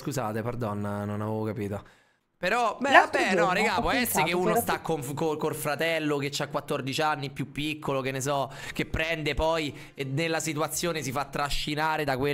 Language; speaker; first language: Italian; native; Italian